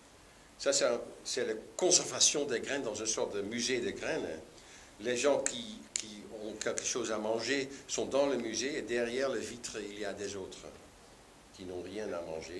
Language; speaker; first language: French; non-native, learner; Dutch